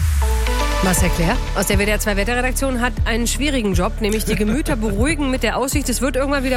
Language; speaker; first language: German; native; German